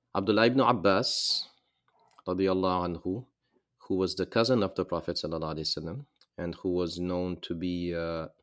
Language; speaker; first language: English; non-native, fluent; Arabic